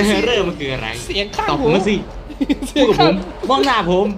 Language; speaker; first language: Thai; native; Thai